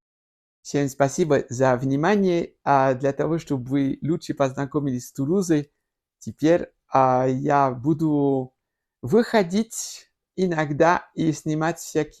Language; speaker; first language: Russian; non-native, fluent; French